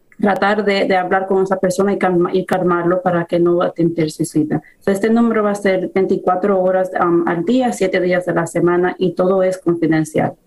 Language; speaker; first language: Spanish; early bilingual, heritage; Spanish